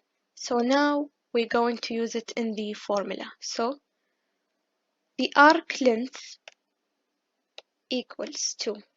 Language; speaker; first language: English; non-native, fluent; Arabic